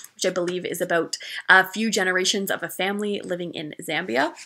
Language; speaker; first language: English; native; English